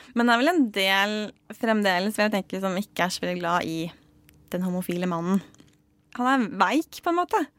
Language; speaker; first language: Norwegian; native; Norwegian